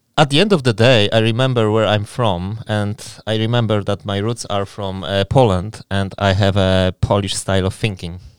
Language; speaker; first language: English; non-native, fluent; Polish